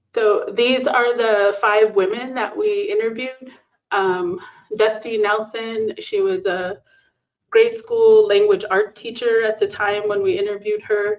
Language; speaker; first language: English; native; English